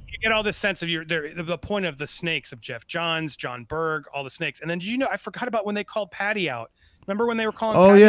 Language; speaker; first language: English; native; English